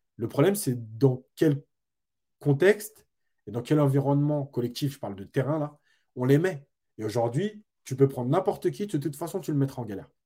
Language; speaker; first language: French; native; French